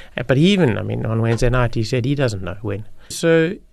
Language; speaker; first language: English; native; English